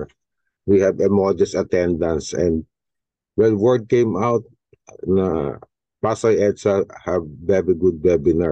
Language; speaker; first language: English; non-native, local second language; Filipino